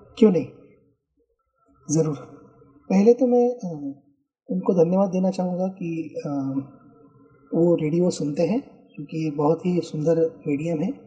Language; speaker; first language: Hindi; non-native, local second language; Marathi